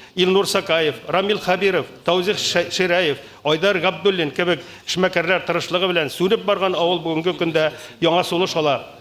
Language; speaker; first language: Tatar; native; Tatar